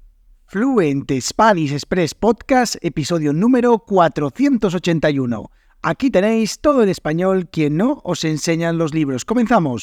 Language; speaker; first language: Spanish; native; Spanish